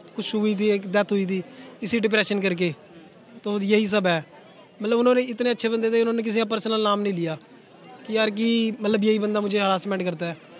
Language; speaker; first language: Hindi; native; Hindi